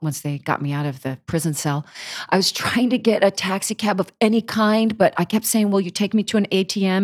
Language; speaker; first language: English; native; English